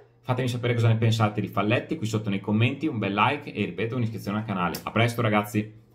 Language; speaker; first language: Italian; native; Italian